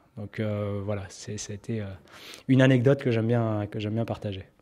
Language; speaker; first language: French; native; French